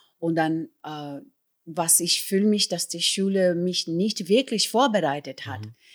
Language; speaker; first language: German; non-native, fluent; English